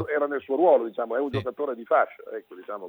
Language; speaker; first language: Italian; native; Italian